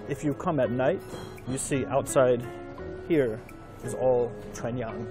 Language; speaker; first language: English; native; English